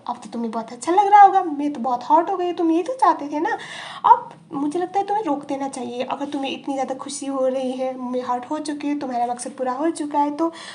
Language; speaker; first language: Hindi; native; Hindi